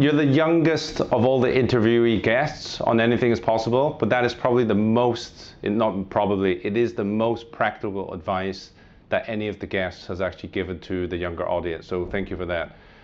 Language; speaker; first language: English; native; English